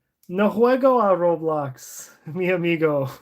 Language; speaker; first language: Spanish; non-native, learner; English